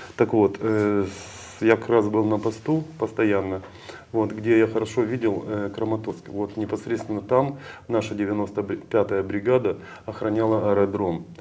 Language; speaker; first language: Russian; native; Russian